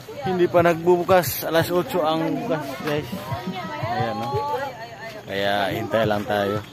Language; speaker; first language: Filipino; early bilingual, heritage; Filipino